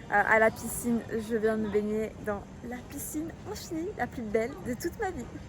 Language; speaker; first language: French; native; French